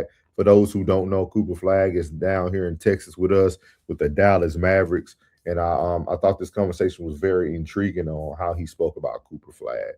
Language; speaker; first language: English; native; English